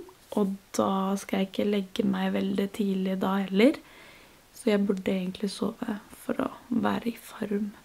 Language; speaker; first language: Norwegian; non-native, fluent; French